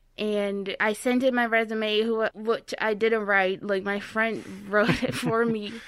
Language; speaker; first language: English; non-native, fluent; Portuguese